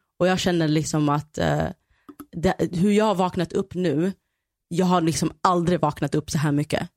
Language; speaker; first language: Swedish; early bilingual, other home language; Somali